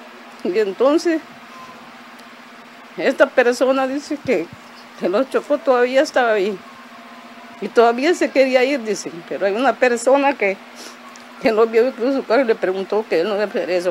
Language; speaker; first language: Spanish; native; Spanish